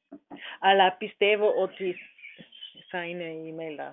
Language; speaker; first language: Greek; non-native, learner; German